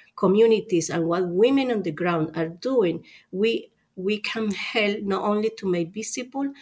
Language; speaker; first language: English; non-native, fluent; Spanish